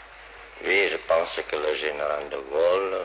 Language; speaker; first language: French; non-native, local second language; Vietnamese